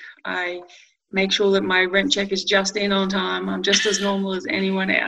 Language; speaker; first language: English; native; English